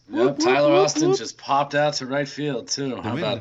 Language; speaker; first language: English; native; English